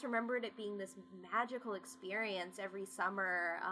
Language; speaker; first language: English; native; English